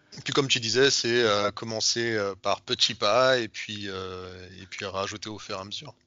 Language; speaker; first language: French; native; French